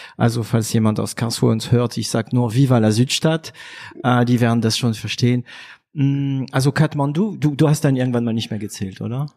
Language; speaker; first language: German; non-native, fluent; French